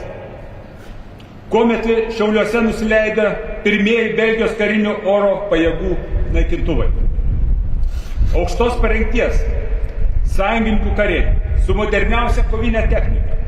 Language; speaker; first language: Lithuanian; native; Lithuanian